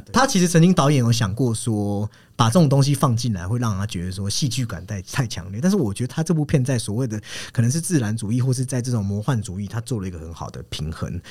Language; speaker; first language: Chinese; native; Chinese